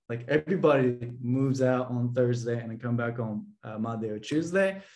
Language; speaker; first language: English; non-native, fluent; Japanese